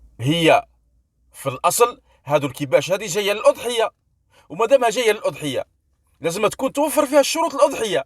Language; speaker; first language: Arabic; native; Arabic